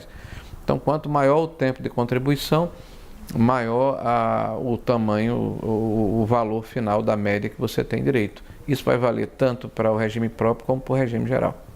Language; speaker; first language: Portuguese; native; Portuguese